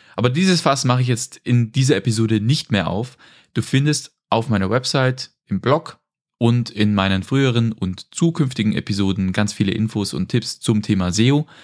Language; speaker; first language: German; native; German